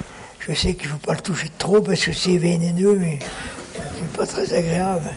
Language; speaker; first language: French; native; French